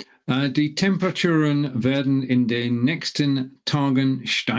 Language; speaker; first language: German; non-native, learner; English